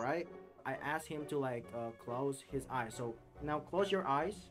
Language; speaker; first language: English; non-native, fluent; Indonesian